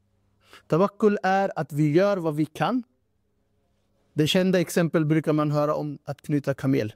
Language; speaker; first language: Swedish; non-native, fluent; Urdu